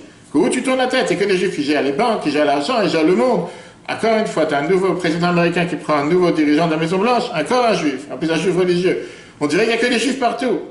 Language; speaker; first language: French; native; French